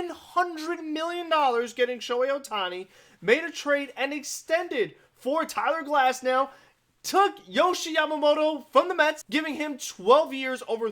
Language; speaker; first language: English; native; English